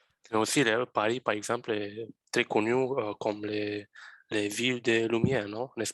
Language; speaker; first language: French; non-native, fluent; Romanian